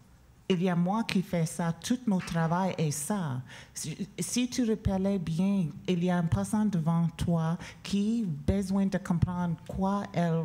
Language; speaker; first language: French; non-native, learner; English